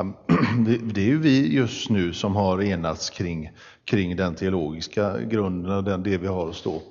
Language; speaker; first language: Swedish; native; Swedish